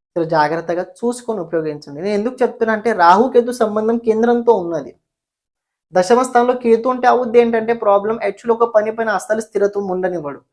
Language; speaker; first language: Telugu; non-native, local second language; Marathi